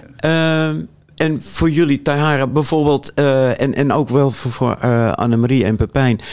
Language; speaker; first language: Dutch; native; Dutch